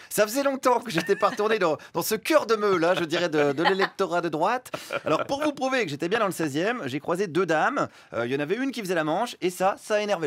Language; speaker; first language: French; native; French